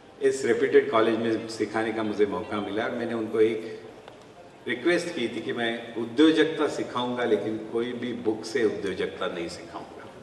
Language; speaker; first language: Hindi; non-native, local second language; Marathi